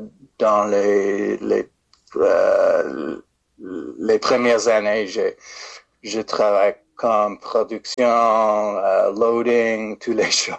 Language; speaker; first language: French; non-native, fluent; English